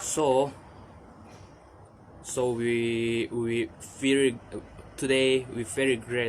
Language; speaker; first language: English; non-native, learner; Indonesian